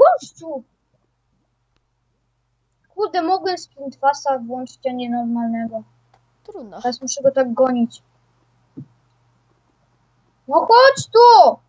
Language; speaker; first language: Polish; native; Polish